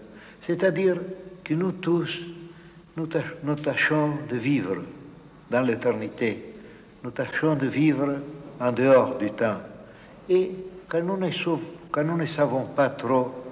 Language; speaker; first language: French; non-native, fluent; Spanish